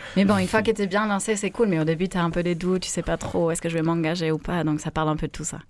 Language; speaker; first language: French; non-native, fluent; German